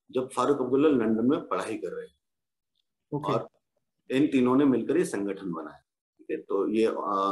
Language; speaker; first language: Hindi; native; Hindi